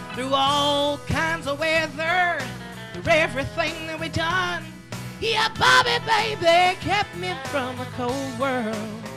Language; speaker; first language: English; native; English